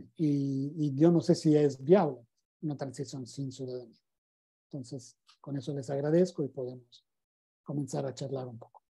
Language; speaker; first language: Spanish; non-native, fluent; Italian